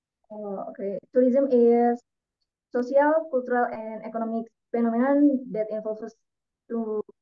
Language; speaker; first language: English; non-native, learner; Indonesian